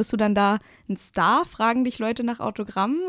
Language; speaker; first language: German; native; German